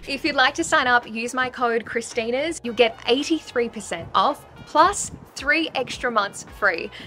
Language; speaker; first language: English; native; English